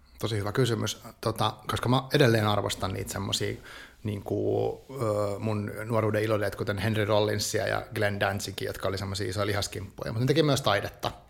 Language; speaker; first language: Finnish; native; Finnish